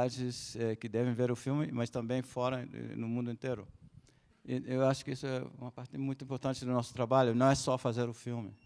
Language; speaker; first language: Portuguese; non-native, fluent; Spanish